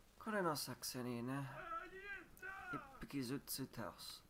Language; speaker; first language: Japanese; non-native, learner; English